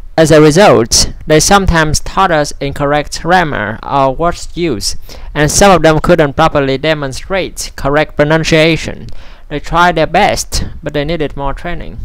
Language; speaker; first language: English; non-native, fluent; Vietnamese